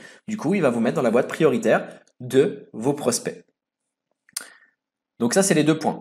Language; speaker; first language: French; native; French